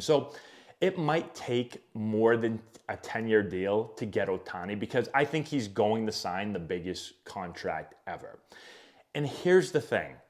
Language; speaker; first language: English; native; English